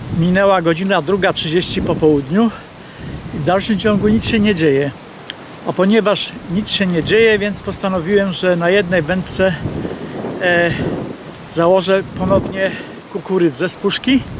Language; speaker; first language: Polish; native; Polish